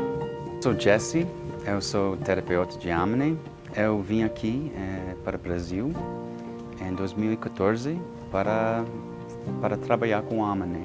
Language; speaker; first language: Portuguese; non-native, learner; English